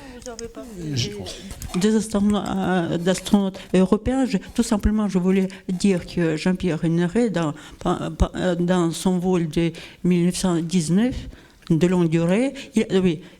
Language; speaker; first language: French; non-native, learner; Russian